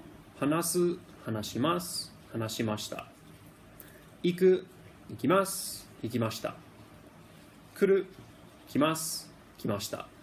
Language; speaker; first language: Japanese; non-native, fluent; English